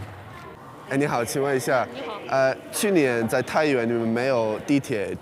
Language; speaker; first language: Chinese; non-native, fluent; English